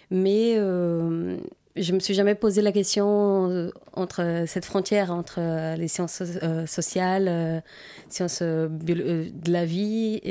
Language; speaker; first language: French; non-native, fluent; Portuguese